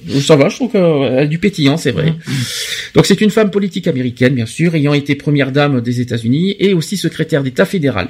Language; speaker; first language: French; native; French